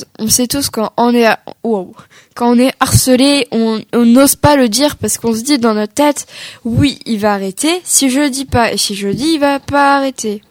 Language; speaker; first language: French; native; French